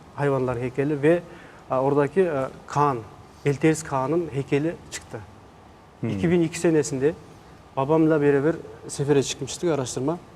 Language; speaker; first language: Turkish; non-native, fluent; Mongolian